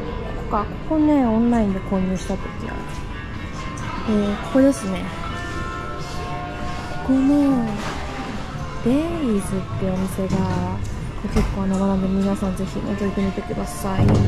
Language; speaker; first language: Japanese; native; Japanese